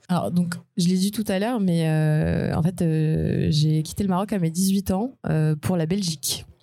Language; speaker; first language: French; non-native, local second language; Arabic